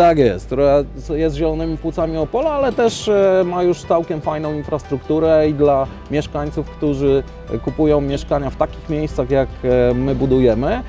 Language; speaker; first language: Polish; native; Polish